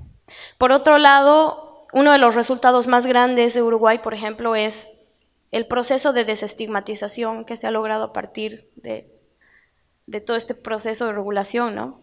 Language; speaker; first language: Spanish; native; Spanish